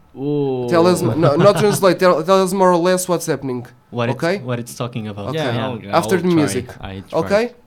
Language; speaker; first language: English; non-native, fluent; Korean